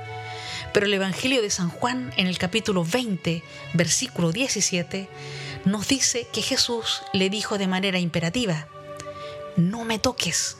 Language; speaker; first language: Spanish; native; Spanish